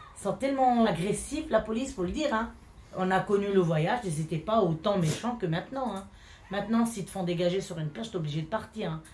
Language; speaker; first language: French; non-native, local second language; Romany